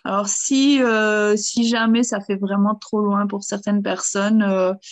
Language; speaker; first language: French; early bilingual, other home language; German